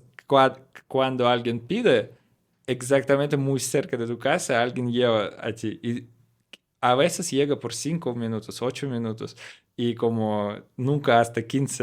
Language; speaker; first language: Spanish; non-native, learner; Russian